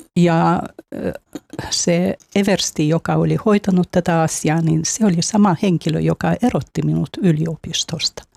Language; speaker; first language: Finnish; non-native, fluent; Russian